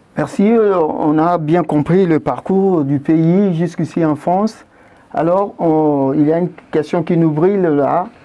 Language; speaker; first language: French; non-native, local second language; Lingala